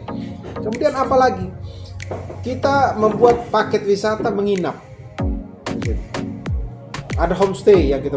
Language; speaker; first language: Indonesian; non-native, local second language; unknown